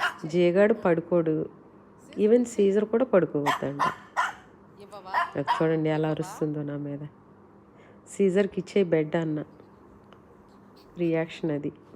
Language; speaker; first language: Telugu; native; Telugu